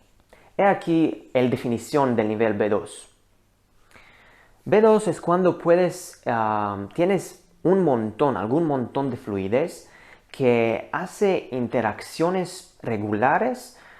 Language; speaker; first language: Spanish; non-native, learner; Hebrew